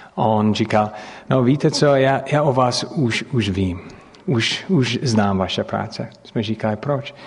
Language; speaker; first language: Czech; non-native, fluent; English